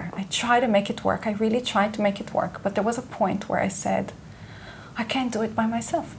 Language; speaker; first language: English; non-native, fluent; Hebrew